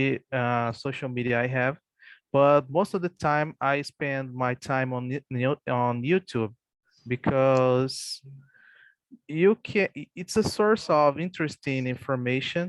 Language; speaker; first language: English; non-native, fluent; Portuguese